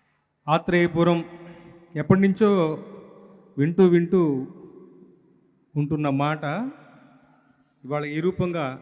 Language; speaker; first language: Telugu; native; Telugu